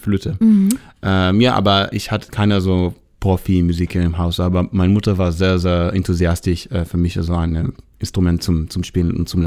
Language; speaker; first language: German; non-native, fluent; Hebrew